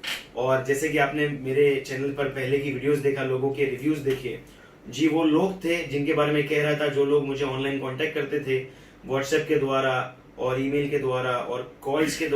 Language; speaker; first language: Hindi; native; Hindi